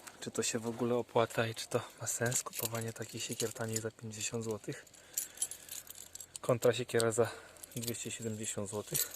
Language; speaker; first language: Polish; native; Polish